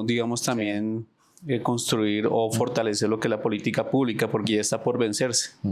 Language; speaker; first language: Spanish; native; Spanish